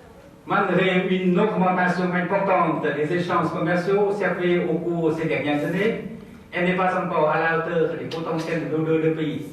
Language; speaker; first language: French; non-native, fluent; Vietnamese